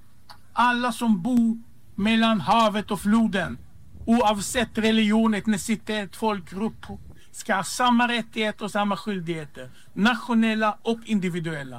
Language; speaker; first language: Swedish; non-native, fluent; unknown